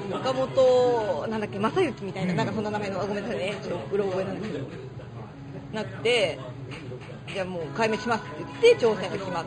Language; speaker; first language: Japanese; native; Japanese